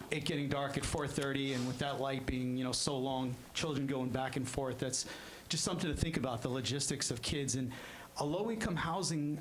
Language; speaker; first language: English; native; English